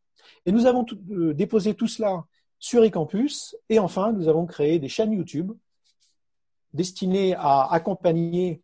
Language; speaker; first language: French; native; French